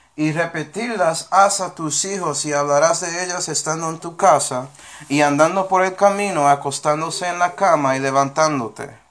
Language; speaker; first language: Spanish; non-native, fluent; English